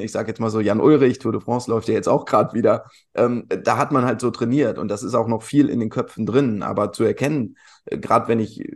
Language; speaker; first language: German; native; German